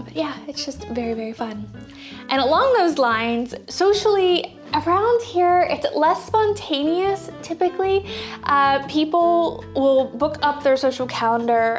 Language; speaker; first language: English; native; English